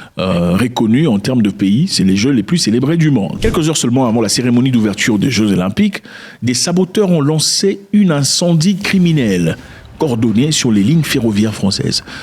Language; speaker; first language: French; non-native, local second language; Lingala